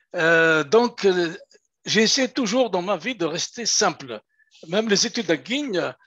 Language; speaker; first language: French; non-native, local second language; Kabyle